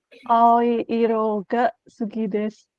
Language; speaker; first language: Japanese; non-native, learner; Indonesian